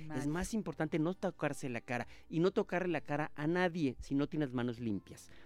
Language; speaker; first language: Spanish; native; Spanish